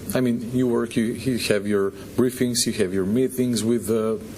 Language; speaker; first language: English; non-native, fluent; Macedonian